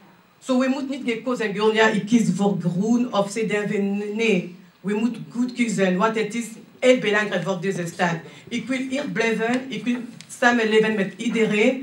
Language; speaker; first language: Dutch; non-native, learner; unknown